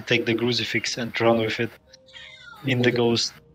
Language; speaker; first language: English; non-native, learner; German